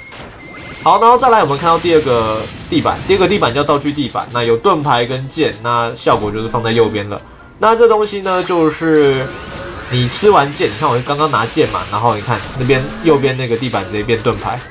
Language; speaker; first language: Chinese; native; Chinese